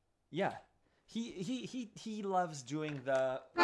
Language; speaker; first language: English; native; English